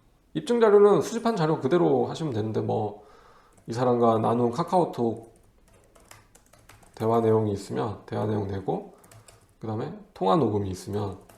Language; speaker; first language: Korean; native; Korean